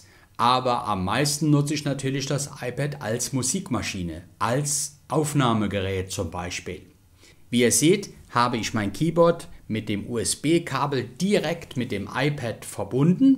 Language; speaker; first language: German; native; German